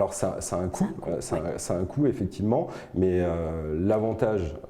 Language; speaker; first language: French; native; French